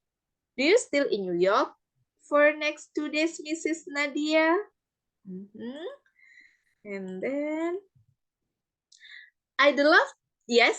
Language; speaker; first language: English; non-native, fluent; Indonesian